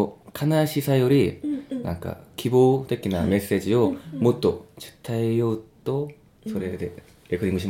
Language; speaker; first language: Japanese; non-native, fluent; Korean